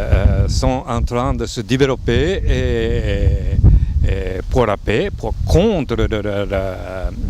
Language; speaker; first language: French; non-native, fluent; Japanese